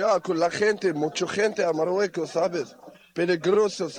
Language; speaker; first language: Spanish; non-native, learner; Arabic